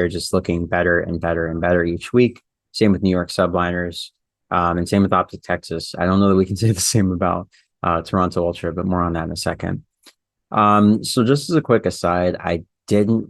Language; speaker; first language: English; native; English